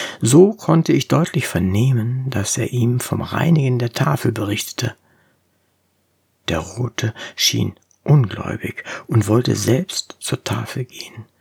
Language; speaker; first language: German; native; German